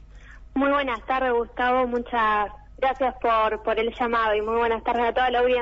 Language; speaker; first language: Spanish; native; Spanish